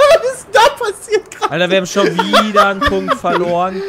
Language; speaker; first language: German; native; German